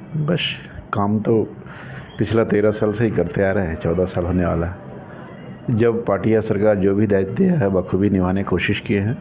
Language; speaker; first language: Hindi; native; Hindi